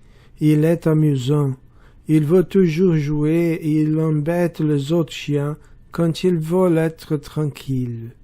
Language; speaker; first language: French; non-native, learner; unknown